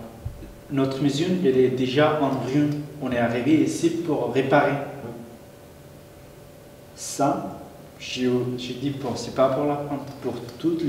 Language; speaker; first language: French; non-native, learner; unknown